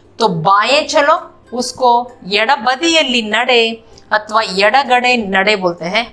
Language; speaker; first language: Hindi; non-native, local second language; Kannada